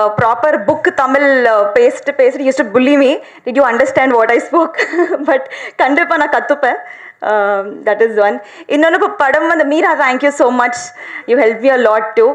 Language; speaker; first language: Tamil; non-native, learner; Telugu